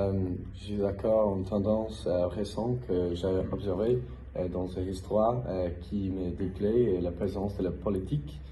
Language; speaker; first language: French; non-native, learner; English